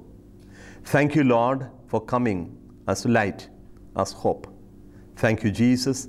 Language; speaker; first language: English; non-native, local second language; Malayalam